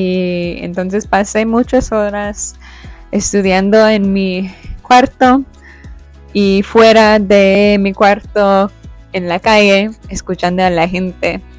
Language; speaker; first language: Spanish; non-native, fluent; English